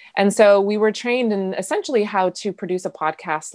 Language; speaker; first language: English; native; English